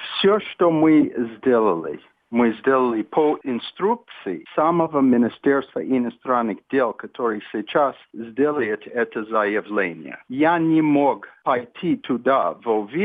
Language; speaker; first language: Russian; non-native, fluent; English